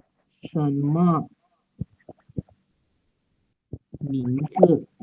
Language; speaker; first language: Chinese; non-native, learner; Indonesian